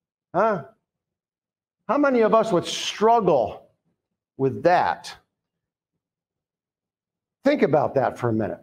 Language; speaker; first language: English; native; English